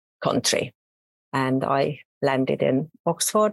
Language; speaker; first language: English; non-native, fluent; Hungarian